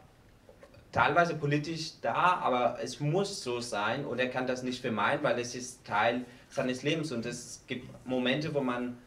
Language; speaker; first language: German; non-native, learner; Spanish